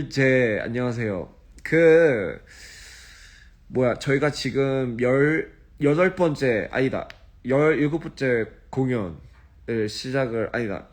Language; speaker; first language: Korean; early bilingual, heritage; English